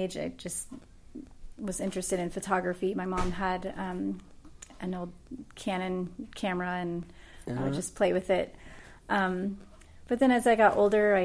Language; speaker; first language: English; native; English